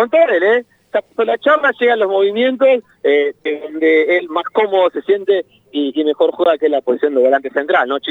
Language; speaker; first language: Spanish; native; Spanish